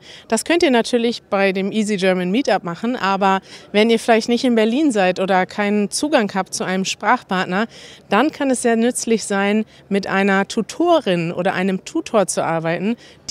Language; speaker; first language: German; native; German